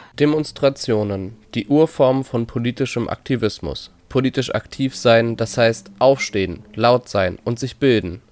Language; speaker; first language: German; native; German